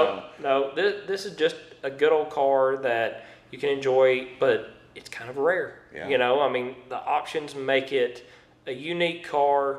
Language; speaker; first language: English; native; English